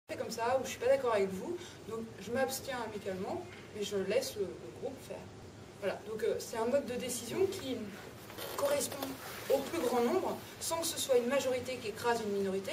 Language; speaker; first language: French; native; French